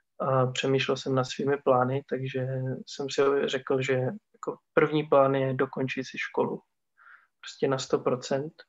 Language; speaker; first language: Czech; non-native, local second language; Romany